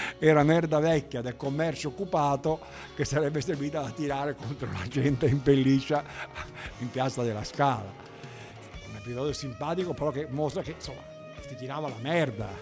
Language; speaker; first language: Italian; native; Italian